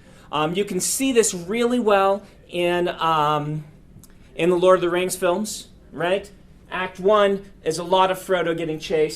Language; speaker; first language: English; native; English